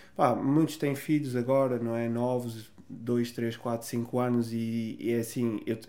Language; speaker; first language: Portuguese; native; Portuguese